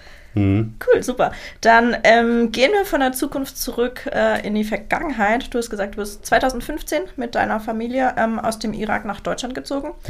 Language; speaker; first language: German; native; German